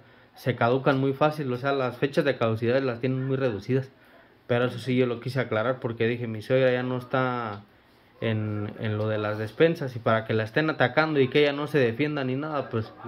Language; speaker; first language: Spanish; native; Spanish